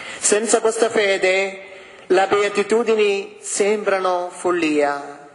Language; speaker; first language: Italian; non-native, fluent; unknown